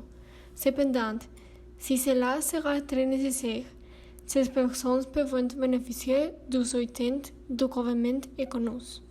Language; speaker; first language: French; non-native, learner; Spanish